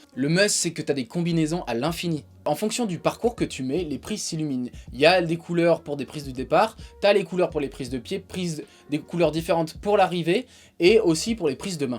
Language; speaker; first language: French; native; French